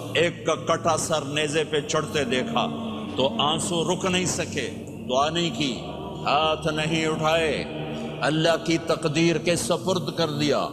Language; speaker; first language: Urdu; non-native, local second language; Punjabi